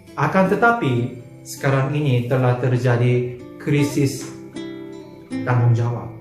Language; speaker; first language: Indonesian; non-native, fluent; Korean